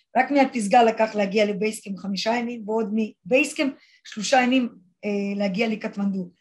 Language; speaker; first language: Hebrew; non-native, fluent; Russian